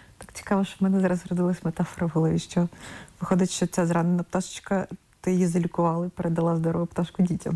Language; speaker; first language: Ukrainian; non-native, local second language; Russian